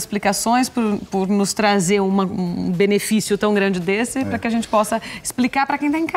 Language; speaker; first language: Portuguese; native; Portuguese